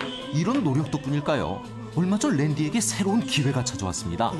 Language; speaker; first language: Korean; native; Korean